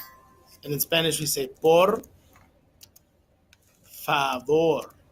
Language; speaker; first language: Spanish; non-native, fluent; English